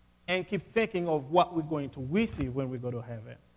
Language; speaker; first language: English; non-native, fluent; Haitian Creole